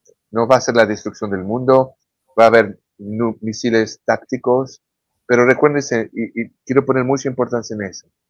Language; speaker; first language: Spanish; non-native, fluent; French